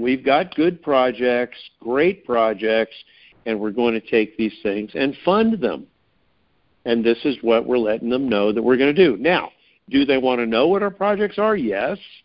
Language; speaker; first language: English; native; English